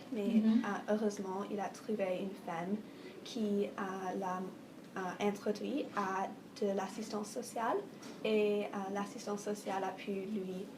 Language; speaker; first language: French; non-native, fluent; English